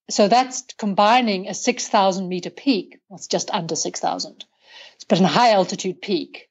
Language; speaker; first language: English; native; English